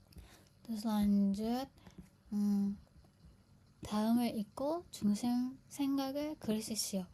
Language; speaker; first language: Korean; non-native, fluent; Indonesian